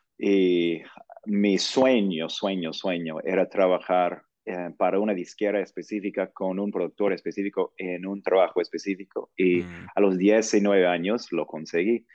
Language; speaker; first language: Spanish; non-native, fluent; English